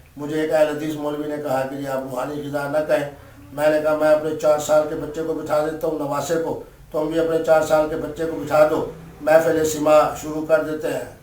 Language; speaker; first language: Urdu; non-native, local second language; Saraiki